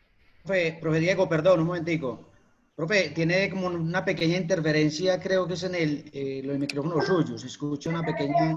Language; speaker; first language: Spanish; native; Spanish